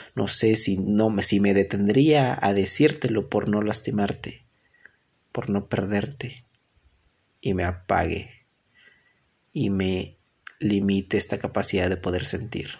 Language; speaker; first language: Spanish; native; Spanish